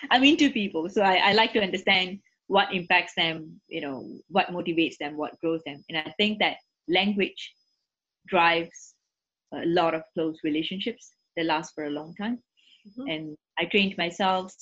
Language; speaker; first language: English; native; English